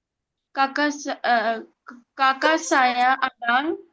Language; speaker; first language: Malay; non-native, learner; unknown